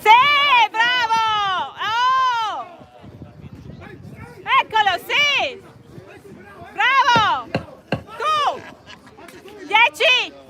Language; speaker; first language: Italian; native; Italian